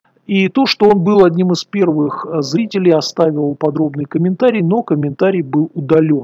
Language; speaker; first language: Russian; native; Russian